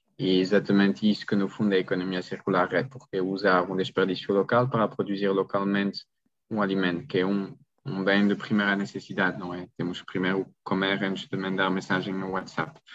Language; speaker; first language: Portuguese; non-native, fluent; French